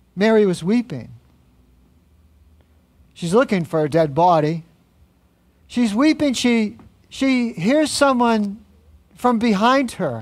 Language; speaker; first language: English; native; English